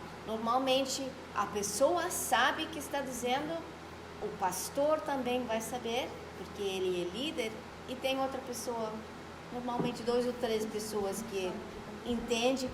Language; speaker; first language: Portuguese; non-native, fluent; Spanish